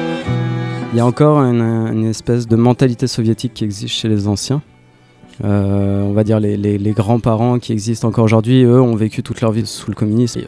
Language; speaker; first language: French; native; French